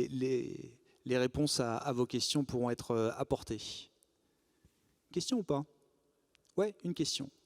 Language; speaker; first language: French; native; French